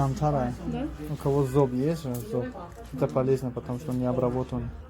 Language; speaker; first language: Russian; non-native, local second language; Tajik